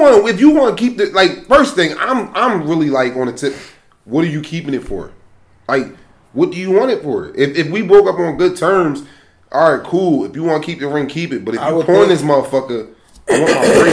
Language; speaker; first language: English; native; English